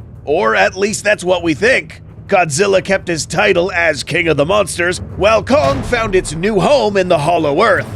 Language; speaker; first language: English; native; English